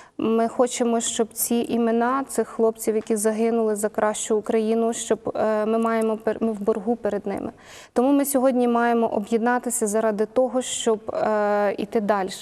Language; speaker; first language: Ukrainian; native; Ukrainian